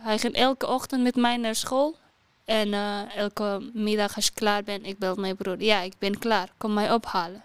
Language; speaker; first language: Dutch; non-native, learner; Persian